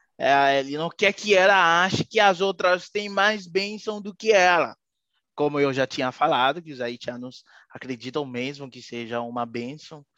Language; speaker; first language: Portuguese; non-native, fluent; Haitian Creole